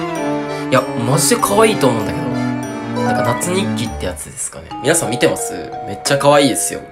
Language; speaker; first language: Japanese; native; Japanese